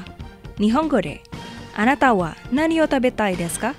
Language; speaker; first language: Japanese; non-native, fluent; Indonesian